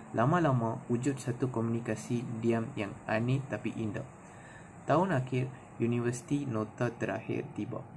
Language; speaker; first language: Malay; non-native, local second language; Tamil